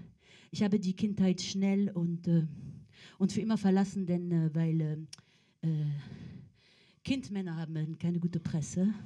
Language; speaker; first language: German; non-native, fluent; French